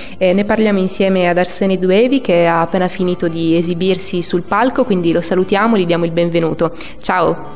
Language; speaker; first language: Italian; native; Italian